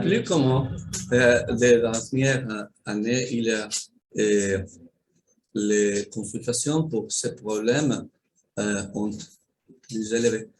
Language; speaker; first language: French; non-native, learner; Spanish